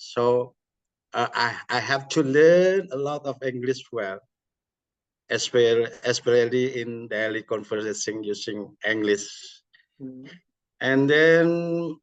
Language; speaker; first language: English; non-native, learner; Indonesian